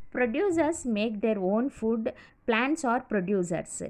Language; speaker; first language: English; non-native, local second language; Telugu